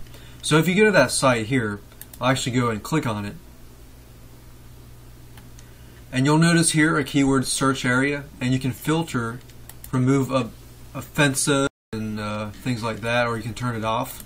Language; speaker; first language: English; native; English